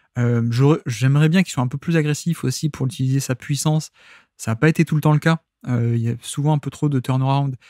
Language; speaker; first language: French; native; French